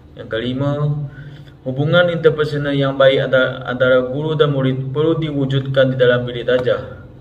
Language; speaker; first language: Malay; non-native, local second language; Iban